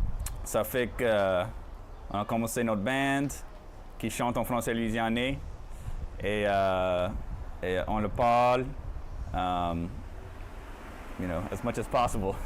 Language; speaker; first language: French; non-native, fluent; English